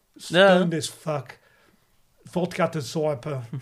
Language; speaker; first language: Dutch; non-native, fluent; English